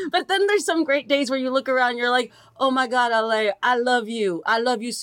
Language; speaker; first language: English; native; English